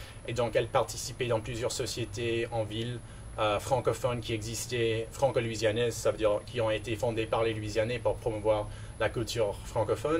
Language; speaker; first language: French; non-native, local second language; English